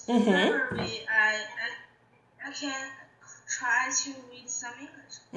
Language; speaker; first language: English; non-native, learner; Chinese